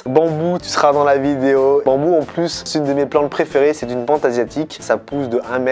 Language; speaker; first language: French; native; French